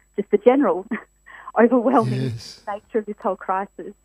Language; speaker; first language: English; native; English